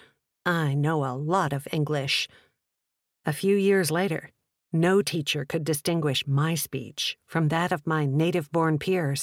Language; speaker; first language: English; early bilingual, other home language; Czech